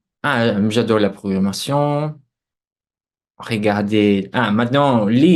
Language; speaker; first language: French; non-native, fluent; Portuguese